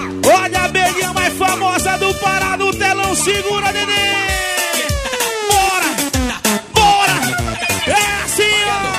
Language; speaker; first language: Portuguese; native; Portuguese